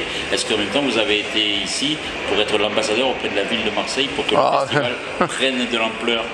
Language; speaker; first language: French; native; French